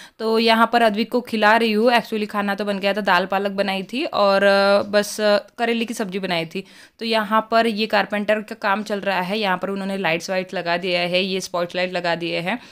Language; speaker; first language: Hindi; native; Hindi